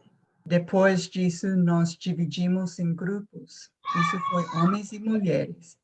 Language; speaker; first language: Portuguese; non-native, fluent; English